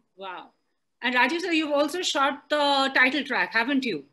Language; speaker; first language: English; non-native, local second language; Hindi